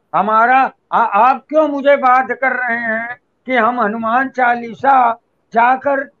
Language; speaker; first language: Hindi; native; Hindi